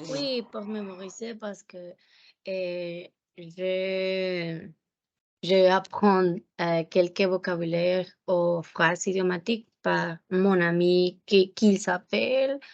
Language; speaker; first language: French; non-native, learner; Spanish